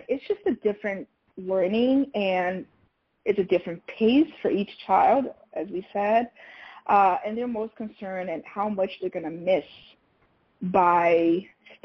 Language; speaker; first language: English; non-native, fluent; Portuguese